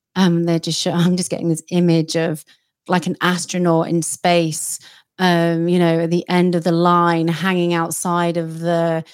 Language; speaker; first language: English; native; English